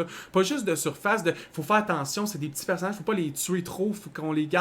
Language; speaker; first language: French; native; French